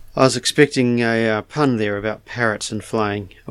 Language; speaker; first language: English; native; English